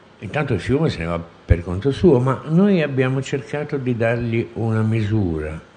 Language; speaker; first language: Italian; native; Italian